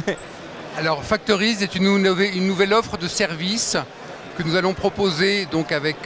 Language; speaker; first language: French; native; French